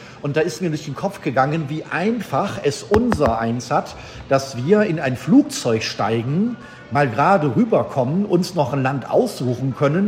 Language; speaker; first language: German; native; German